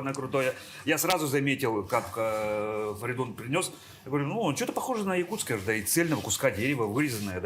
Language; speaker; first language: Russian; native; Russian